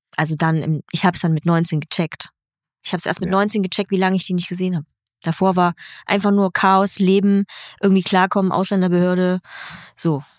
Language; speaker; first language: German; early bilingual, other home language; Vietnamese